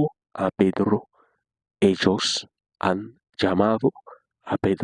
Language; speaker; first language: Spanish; non-native, learner; Haitian Creole